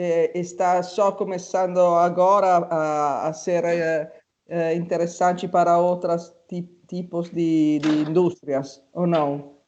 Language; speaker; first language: Portuguese; non-native, fluent; Italian